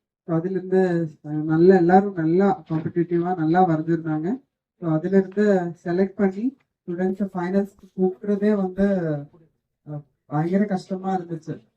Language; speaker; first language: Tamil; native; Tamil